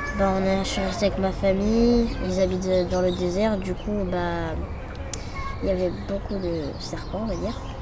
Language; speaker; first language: French; early bilingual, other home language; Arabic